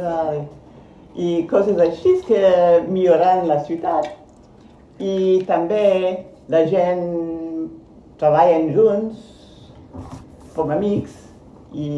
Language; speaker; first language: Catalan; non-native, fluent; Spanish